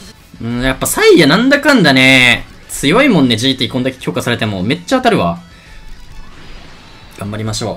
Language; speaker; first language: Japanese; native; Japanese